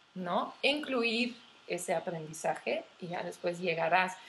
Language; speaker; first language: Spanish; non-native, fluent; Dutch